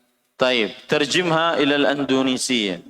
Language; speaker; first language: Arabic; non-native, fluent; Indonesian